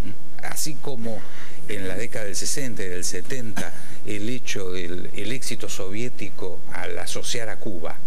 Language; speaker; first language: Spanish; native; Spanish